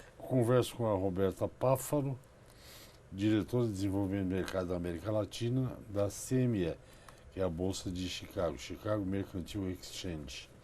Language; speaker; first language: Portuguese; native; Portuguese